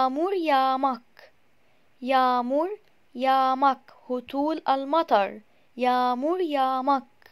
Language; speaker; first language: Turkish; non-native, fluent; Arabic